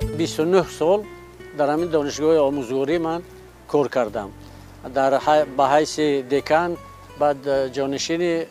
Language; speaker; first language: Persian; non-native, local second language; Shughni